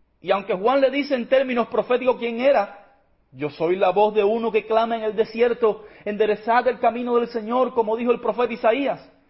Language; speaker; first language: Spanish; native; Spanish